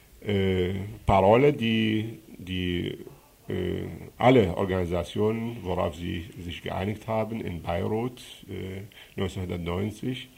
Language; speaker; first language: German; non-native, fluent; Arabic